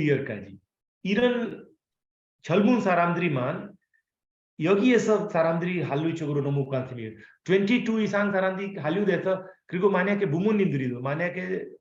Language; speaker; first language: Korean; non-native, fluent; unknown